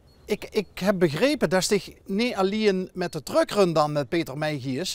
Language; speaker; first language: Dutch; native; Dutch